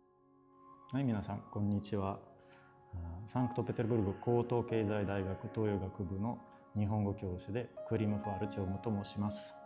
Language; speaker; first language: Japanese; non-native, fluent; Russian